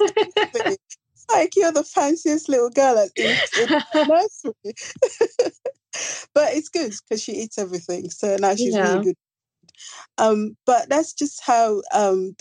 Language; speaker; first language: English; non-native, local second language; Krio